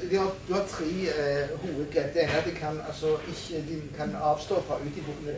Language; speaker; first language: Norwegian; native; Norwegian